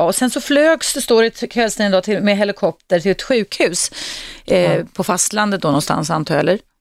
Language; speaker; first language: Swedish; native; Swedish